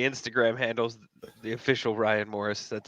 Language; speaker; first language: English; native; English